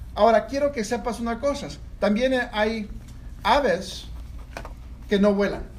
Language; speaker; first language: Spanish; early bilingual, heritage; Spanish